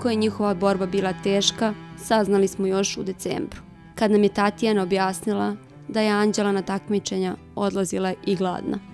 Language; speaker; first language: Serbian; native; Serbian